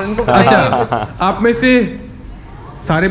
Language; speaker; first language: Hindi; native; Hindi